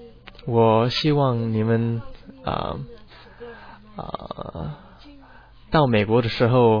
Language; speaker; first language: Chinese; non-native, learner; English